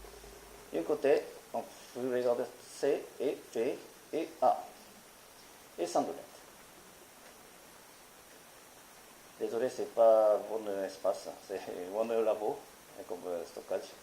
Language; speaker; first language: French; non-native, learner; Japanese